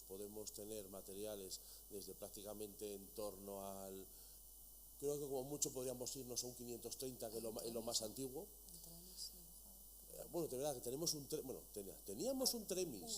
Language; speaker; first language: Spanish; native; Spanish